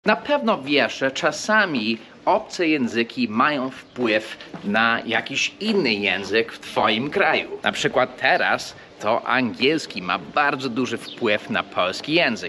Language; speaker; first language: Polish; early bilingual, heritage; English